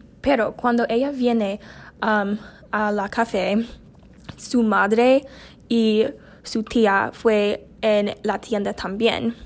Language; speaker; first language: Spanish; non-native, learner; English